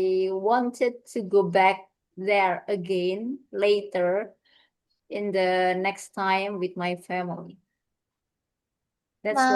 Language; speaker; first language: English; non-native, fluent; Indonesian